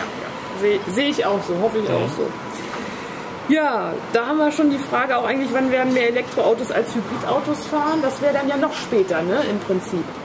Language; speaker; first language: German; native; German